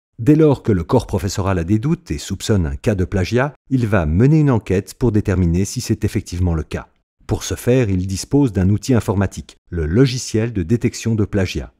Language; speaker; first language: French; native; French